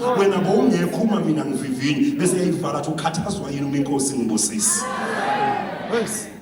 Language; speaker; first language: Zulu; native; Zulu